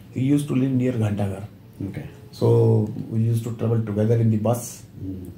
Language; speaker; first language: English; non-native, local second language; Punjabi